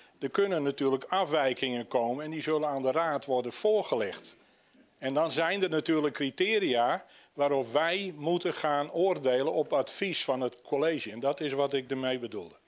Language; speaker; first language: Dutch; native; Dutch